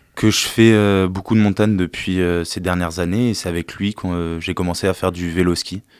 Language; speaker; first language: French; native; French